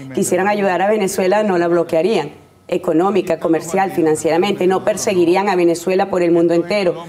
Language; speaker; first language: Spanish; native; Spanish